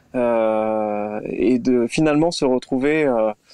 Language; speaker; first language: French; native; French